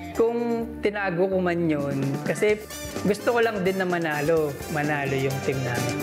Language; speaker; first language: Filipino; native; Filipino